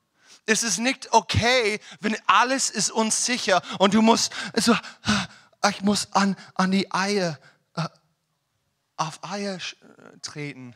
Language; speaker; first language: German; non-native, learner; English